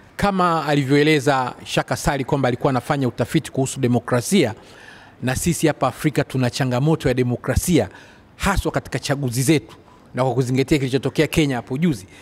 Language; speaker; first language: Swahili; native; Swahili